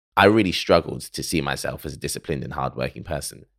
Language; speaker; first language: English; early bilingual, other home language; Akan